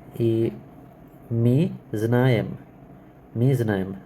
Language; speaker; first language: Russian; non-native, learner; Bangla